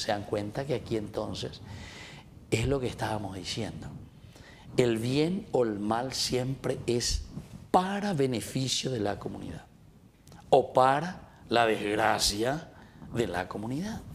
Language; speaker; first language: Spanish; native; Spanish